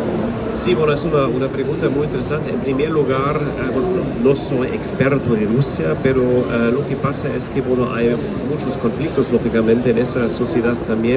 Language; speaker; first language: Spanish; non-native, fluent; German